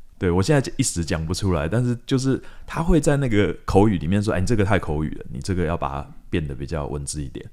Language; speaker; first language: Chinese; native; Chinese